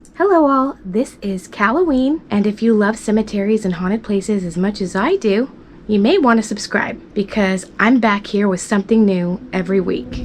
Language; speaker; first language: English; native; English